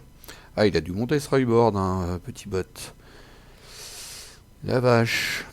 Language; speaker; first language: French; native; French